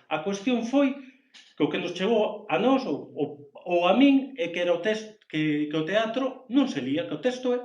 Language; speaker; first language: Galician; native; Galician